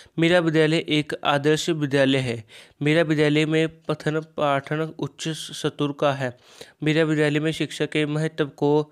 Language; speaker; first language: Hindi; non-native, local second language; Punjabi